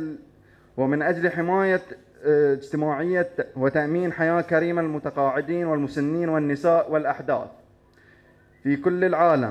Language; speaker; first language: Arabic; native; Arabic